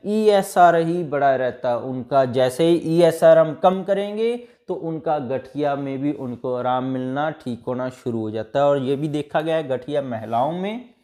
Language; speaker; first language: Hindi; native; Hindi